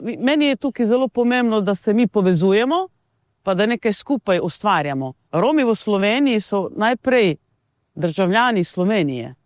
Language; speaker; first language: Slovenian; non-native, local second language; Romany